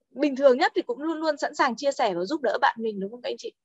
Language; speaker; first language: Vietnamese; native; Vietnamese